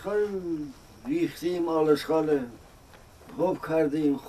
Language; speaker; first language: Persian; non-native, local second language; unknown